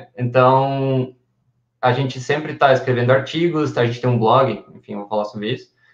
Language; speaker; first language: Portuguese; non-native, fluent; Spanish